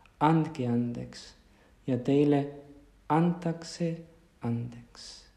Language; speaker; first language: Estonian; non-native, fluent; Spanish